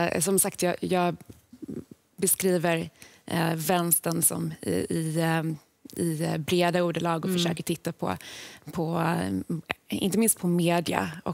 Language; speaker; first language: Swedish; native; Swedish